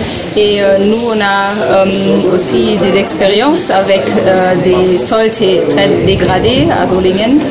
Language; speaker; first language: French; non-native, fluent; German